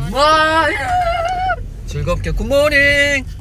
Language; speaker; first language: Korean; native; Korean